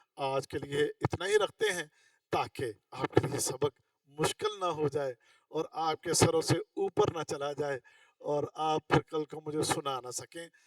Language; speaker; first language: Urdu; non-native, local second language; Punjabi